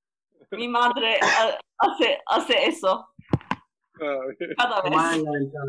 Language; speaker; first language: Spanish; non-native, learner; Turkish